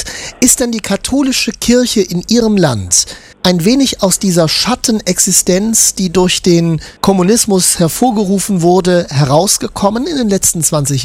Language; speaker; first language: German; native; German